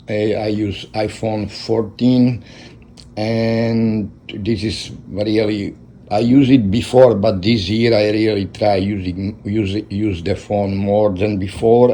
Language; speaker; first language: English; non-native, learner; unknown